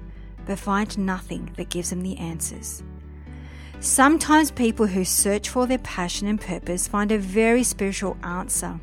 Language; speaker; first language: English; native; English